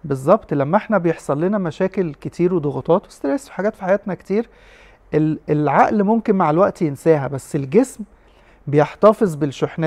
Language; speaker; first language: Arabic; native; Arabic